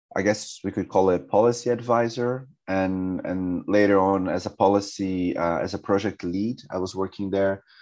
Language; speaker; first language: English; non-native, fluent; Portuguese